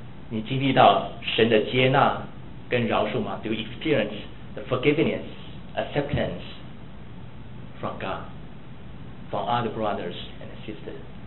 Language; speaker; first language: English; non-native, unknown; Chinese